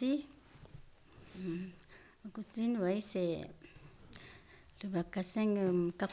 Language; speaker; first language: French; non-native, learner; Lao